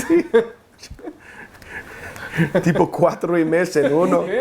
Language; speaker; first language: Spanish; non-native, learner; English